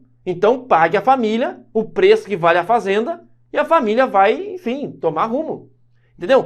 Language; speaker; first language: Portuguese; native; Portuguese